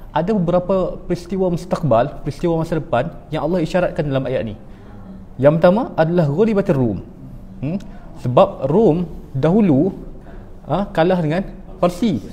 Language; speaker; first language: Malay; native; Malay